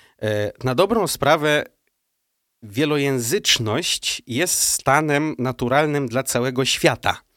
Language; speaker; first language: Polish; early bilingual, heritage; Russian